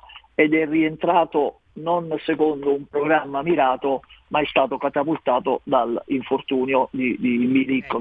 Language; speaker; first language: Italian; native; Italian